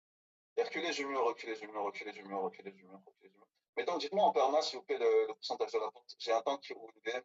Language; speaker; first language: French; native; French